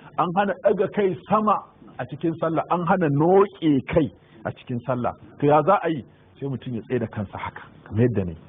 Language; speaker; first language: Hausa; native; Hausa